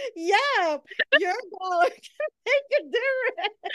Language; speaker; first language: English; non-native, local second language; Filipino